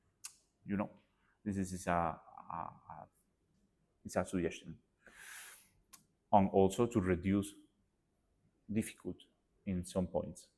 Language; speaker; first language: English; non-native, learner; Spanish